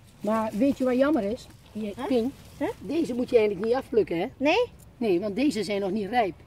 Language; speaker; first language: Dutch; native; Dutch